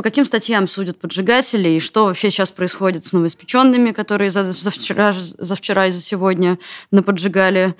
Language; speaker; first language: Russian; native; Russian